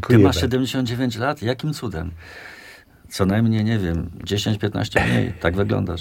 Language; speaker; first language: Polish; native; Polish